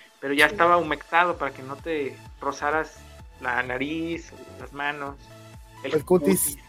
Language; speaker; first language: Spanish; native; Spanish